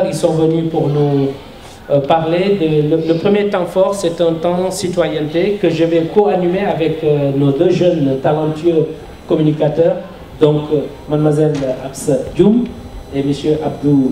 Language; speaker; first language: French; non-native, local second language; Wolof